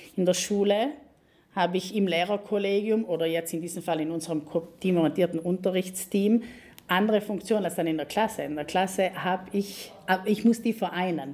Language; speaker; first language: German; native; German